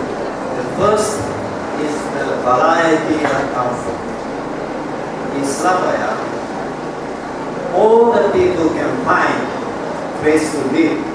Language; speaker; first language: English; non-native, learner; Japanese